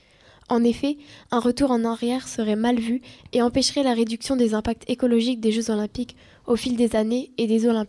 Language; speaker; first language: French; native; French